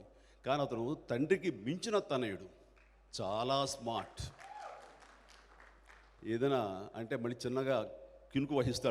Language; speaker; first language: Telugu; native; Telugu